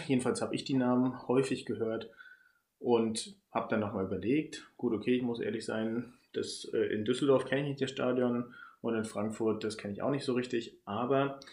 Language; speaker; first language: German; native; German